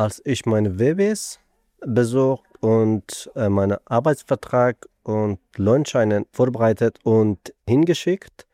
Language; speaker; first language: German; non-native, learner; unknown